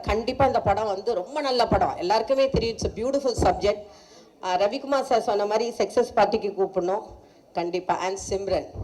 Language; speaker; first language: Tamil; non-native, fluent; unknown